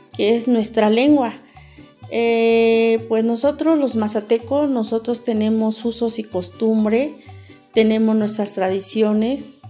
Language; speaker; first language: Spanish; non-native, local second language; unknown